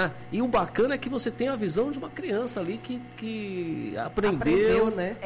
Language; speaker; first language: Portuguese; native; Portuguese